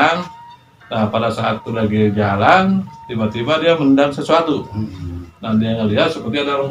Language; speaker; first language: Indonesian; native; Indonesian